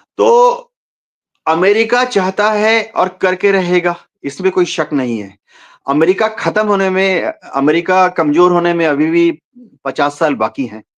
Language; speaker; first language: Hindi; non-native, local second language; Bangla